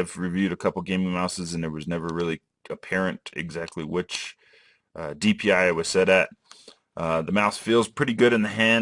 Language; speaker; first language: English; native; English